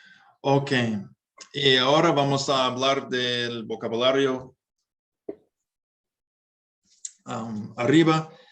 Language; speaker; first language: Spanish; non-native, learner; English